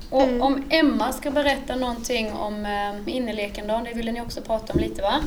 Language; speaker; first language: Swedish; native; Swedish